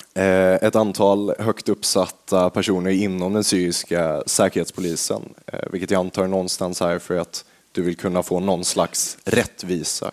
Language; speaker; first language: Swedish; native; Swedish